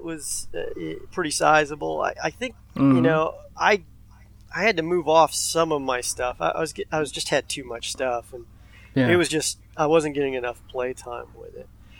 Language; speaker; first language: English; native; English